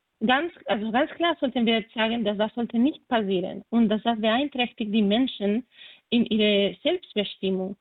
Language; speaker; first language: German; non-native, fluent; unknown